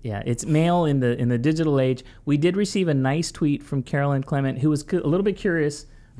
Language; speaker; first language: English; early bilingual, other home language; Spanish